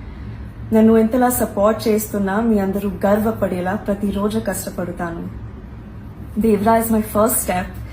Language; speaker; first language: Telugu; non-native, learner; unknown